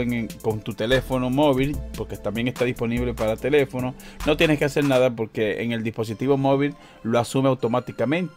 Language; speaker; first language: Spanish; native; Spanish